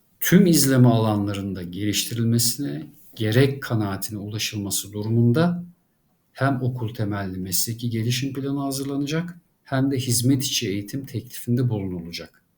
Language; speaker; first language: Turkish; native; Turkish